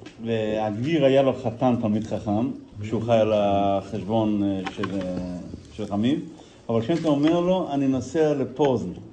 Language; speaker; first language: Hebrew; non-native, fluent; Yiddish